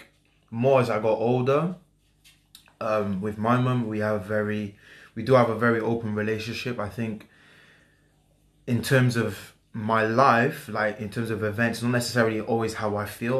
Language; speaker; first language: English; native; English